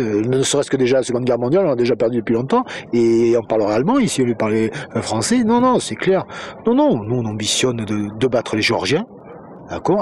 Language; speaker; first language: French; native; French